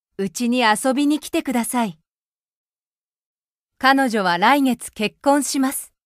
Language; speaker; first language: Japanese; native; Japanese